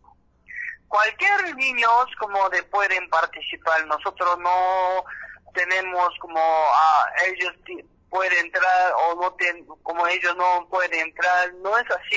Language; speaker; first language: Spanish; non-native, learner; Korean